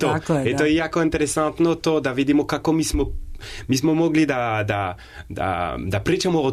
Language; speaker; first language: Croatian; non-native, learner; French